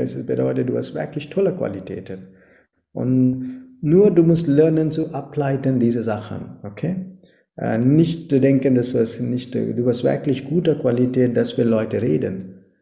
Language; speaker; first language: German; non-native, fluent; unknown